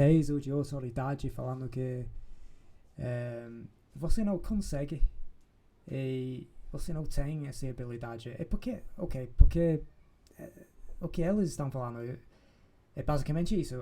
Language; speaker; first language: Portuguese; non-native, fluent; English